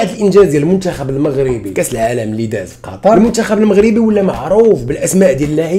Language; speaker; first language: Arabic; native; Arabic